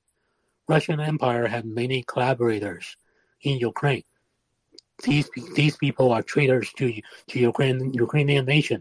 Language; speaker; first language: English; non-native, fluent; Wu Chinese